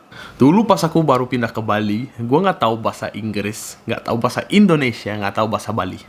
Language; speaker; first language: Indonesian; non-native, fluent; Russian